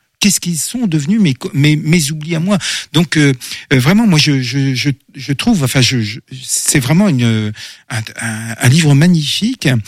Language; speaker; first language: French; native; French